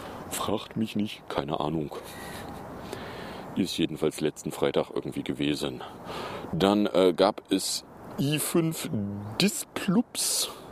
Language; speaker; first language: German; native; German